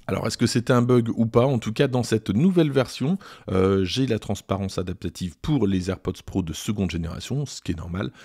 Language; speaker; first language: French; native; French